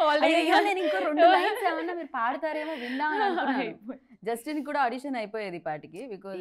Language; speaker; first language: Telugu; native; Telugu